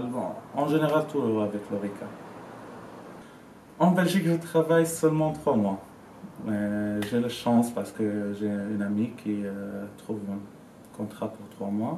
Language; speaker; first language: French; non-native, learner; Arabic